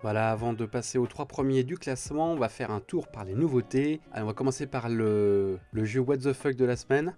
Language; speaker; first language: French; native; French